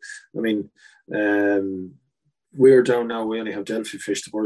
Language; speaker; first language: English; native; English